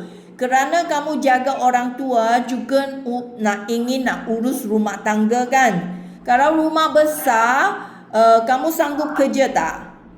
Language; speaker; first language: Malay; non-native, local second language; Chinese